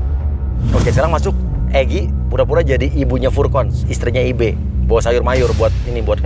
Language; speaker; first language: Indonesian; native; Indonesian